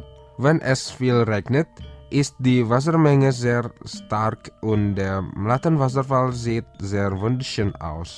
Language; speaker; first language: German; non-native, fluent; Indonesian